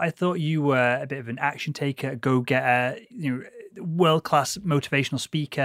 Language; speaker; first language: English; native; English